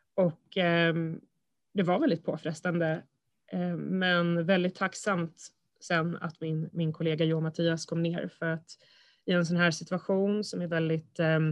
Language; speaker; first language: Swedish; early bilingual, other home language; Russian